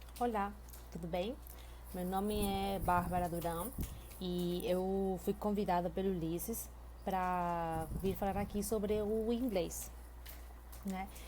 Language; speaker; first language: Portuguese; non-native, fluent; Spanish